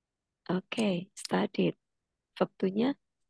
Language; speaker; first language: English; non-native, fluent; Indonesian